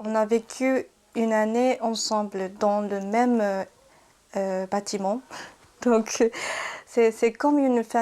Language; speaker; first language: French; non-native, fluent; Japanese